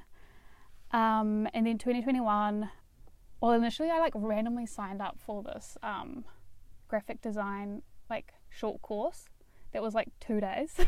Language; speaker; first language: English; native; English